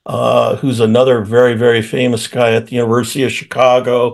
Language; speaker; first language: English; native; English